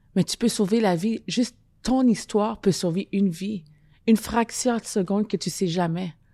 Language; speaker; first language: French; native; French